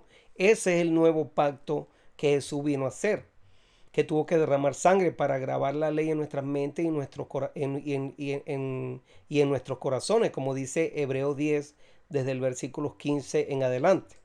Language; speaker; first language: Spanish; native; Spanish